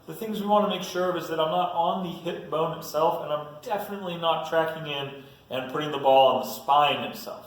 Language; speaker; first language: English; native; English